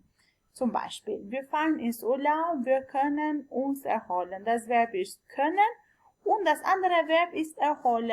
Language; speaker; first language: German; non-native, learner; Albanian